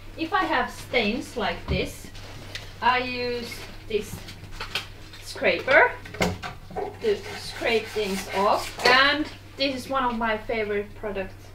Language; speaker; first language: English; non-native, fluent; Finnish